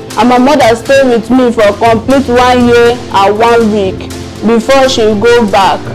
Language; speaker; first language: Nigerian Pidgin; non-native, local second language; Igbo